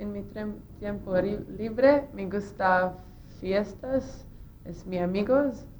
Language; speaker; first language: Spanish; non-native, learner; English